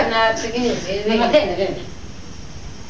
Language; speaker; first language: Greek; native; Greek